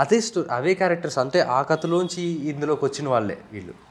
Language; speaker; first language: Telugu; native; Telugu